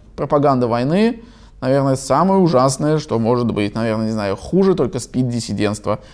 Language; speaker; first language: Russian; native; Russian